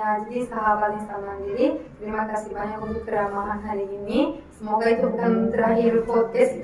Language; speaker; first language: Indonesian; non-native, fluent; Turkish